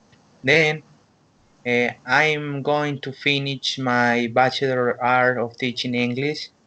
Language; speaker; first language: English; non-native, learner; Spanish